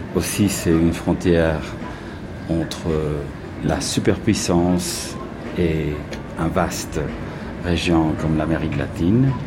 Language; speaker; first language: French; non-native, fluent; Spanish